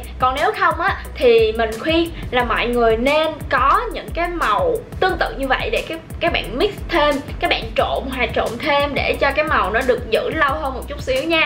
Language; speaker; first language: Vietnamese; native; Vietnamese